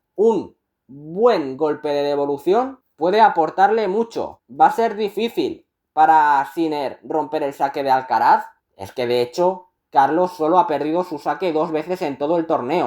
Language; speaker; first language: Spanish; native; Spanish